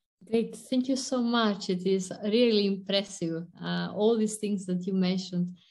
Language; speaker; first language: English; non-native, fluent; Greek